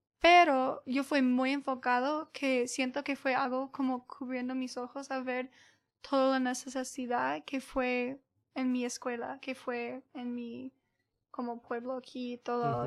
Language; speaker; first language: Spanish; early bilingual, heritage; English